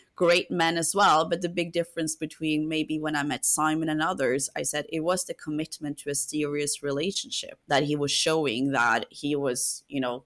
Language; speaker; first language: English; non-native, fluent; Norwegian